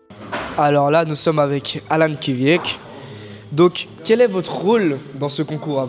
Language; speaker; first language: French; native; French